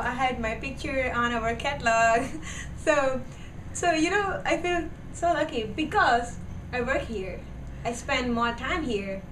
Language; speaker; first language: English; non-native, learner; Gujarati